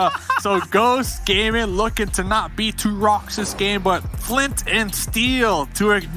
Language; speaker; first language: English; native; English